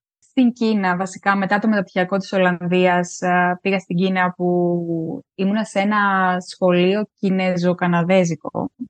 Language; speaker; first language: Greek; native; Greek